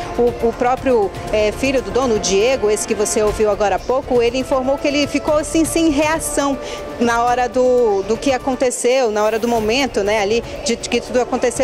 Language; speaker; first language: Portuguese; native; Portuguese